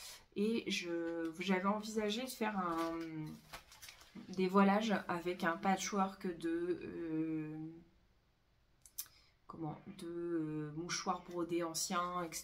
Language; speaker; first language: French; native; French